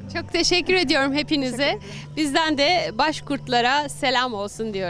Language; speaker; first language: Turkish; native; Turkish